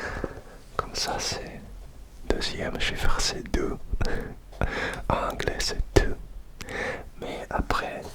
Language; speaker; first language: French; non-native, learner; Russian